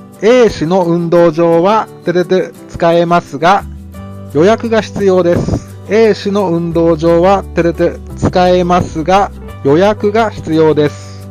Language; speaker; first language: Japanese; non-native, fluent; Thai